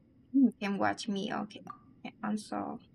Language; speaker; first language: English; non-native, learner; Vietnamese